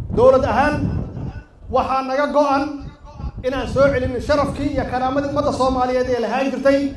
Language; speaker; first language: Somali; native; Somali